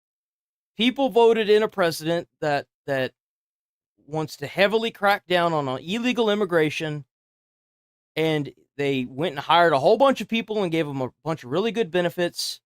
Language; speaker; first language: English; native; English